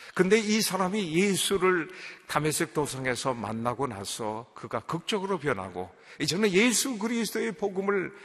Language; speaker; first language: Korean; native; Korean